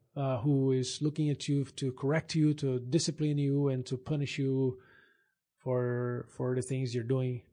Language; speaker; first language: English; non-native, fluent; Portuguese